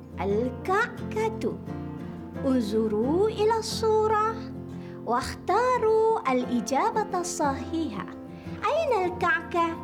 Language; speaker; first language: Arabic; non-native, fluent; Malay